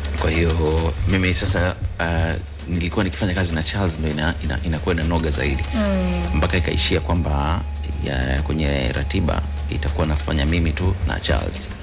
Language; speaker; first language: Swahili; native; Swahili